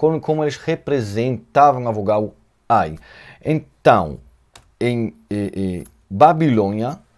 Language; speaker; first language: Portuguese; non-native, fluent; Hebrew